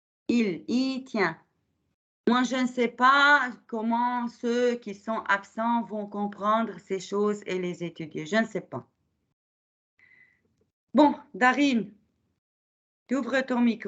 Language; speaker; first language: French; non-native, fluent; Arabic